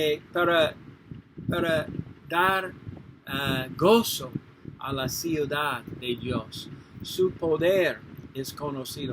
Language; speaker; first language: Spanish; non-native, learner; English